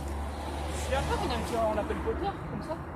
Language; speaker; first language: French; native; French